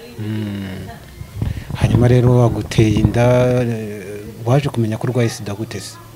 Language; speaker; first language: Kinyarwanda; native; Kinyarwanda